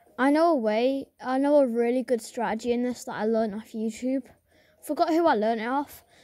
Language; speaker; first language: English; native; English